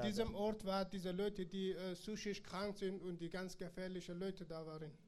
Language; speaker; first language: German; non-native, learner; Persian